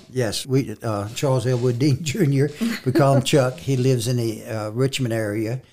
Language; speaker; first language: English; native; English